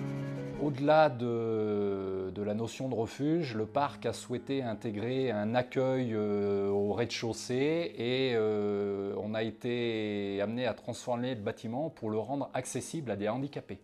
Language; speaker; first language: French; native; French